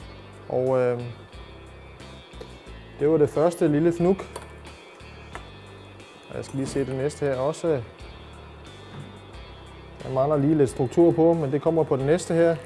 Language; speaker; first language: Danish; native; Danish